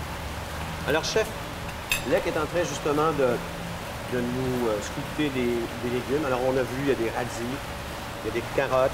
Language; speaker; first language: French; native; French